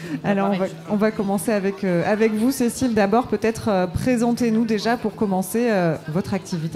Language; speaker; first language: French; native; French